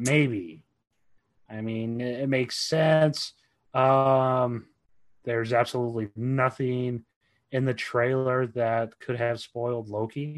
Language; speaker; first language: English; native; English